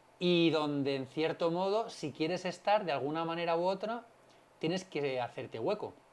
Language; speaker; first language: Spanish; native; Spanish